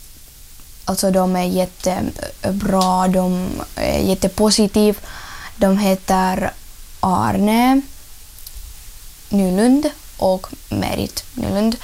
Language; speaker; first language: Swedish; non-native, learner; Russian